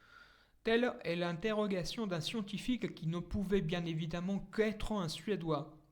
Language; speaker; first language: French; native; French